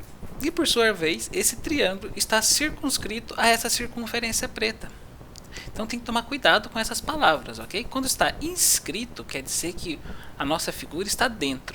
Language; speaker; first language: Portuguese; native; Portuguese